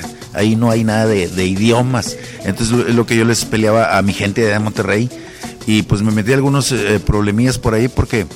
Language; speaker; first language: Spanish; native; Spanish